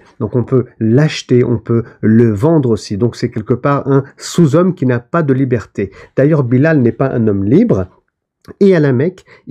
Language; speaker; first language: French; native; French